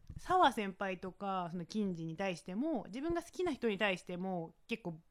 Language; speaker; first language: Japanese; non-native, fluent; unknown